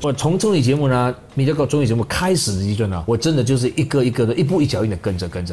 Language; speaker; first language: Chinese; native; Chinese